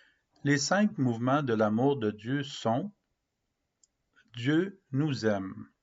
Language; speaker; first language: French; native; French